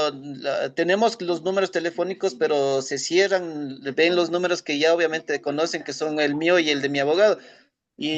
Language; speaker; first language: Spanish; native; Spanish